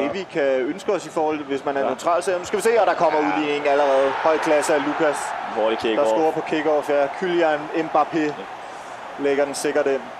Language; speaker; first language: Danish; native; Danish